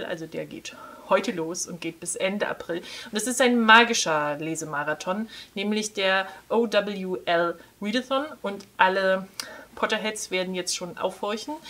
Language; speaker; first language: German; native; German